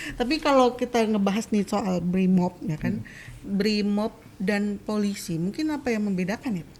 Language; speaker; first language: Indonesian; native; Indonesian